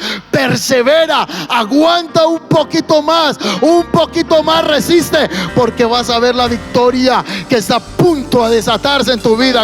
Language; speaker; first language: Spanish; native; Spanish